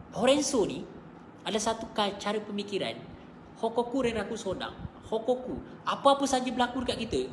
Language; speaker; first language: Malay; native; Malay